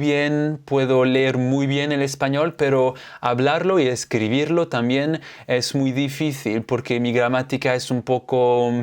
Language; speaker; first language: Spanish; non-native, fluent; French